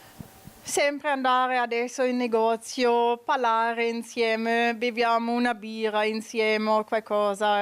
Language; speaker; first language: Italian; non-native, learner; German